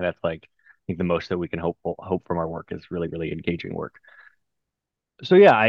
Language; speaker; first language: English; native; English